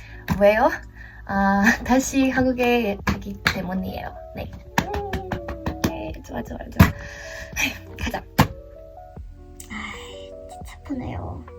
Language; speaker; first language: Korean; non-native, learner; Portuguese